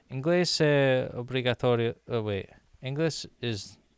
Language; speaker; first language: Portuguese; non-native, learner; English